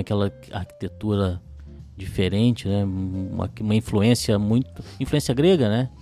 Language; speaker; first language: Portuguese; native; Portuguese